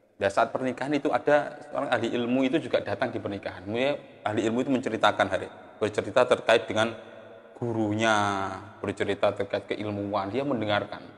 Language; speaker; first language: Indonesian; non-native, local second language; Javanese